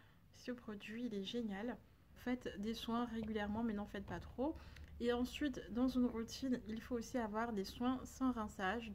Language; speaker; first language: French; native; French